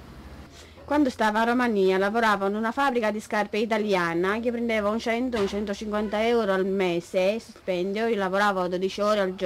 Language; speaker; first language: Italian; non-native, learner; Romanian